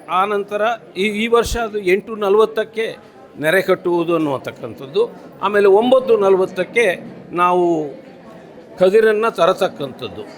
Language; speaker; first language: Kannada; non-native, local second language; Kodava